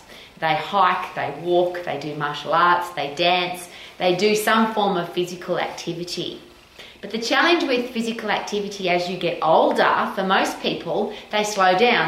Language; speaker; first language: English; native; English